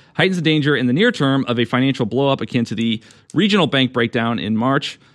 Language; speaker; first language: English; native; English